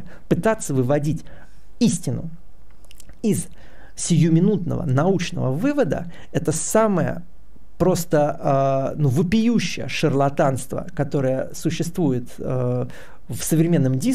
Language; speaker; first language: Russian; native; Russian